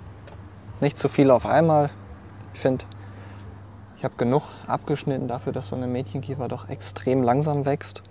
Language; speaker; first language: German; native; German